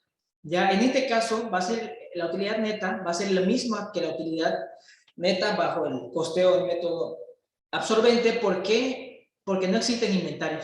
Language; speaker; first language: Spanish; native; Spanish